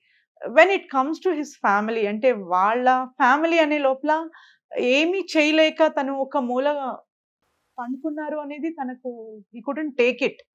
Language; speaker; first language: Telugu; native; Telugu